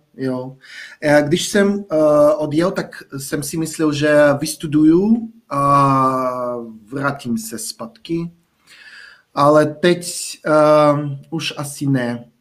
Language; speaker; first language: Czech; non-native, fluent; Russian